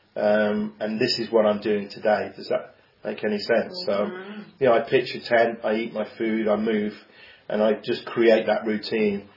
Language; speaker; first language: English; native; English